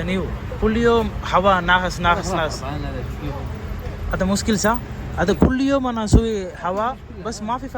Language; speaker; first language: Arabic; non-native, learner; Tamil